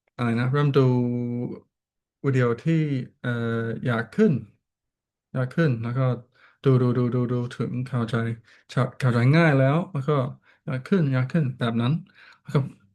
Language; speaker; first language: Thai; non-native, learner; English